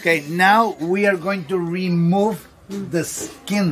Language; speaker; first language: English; non-native, fluent; Spanish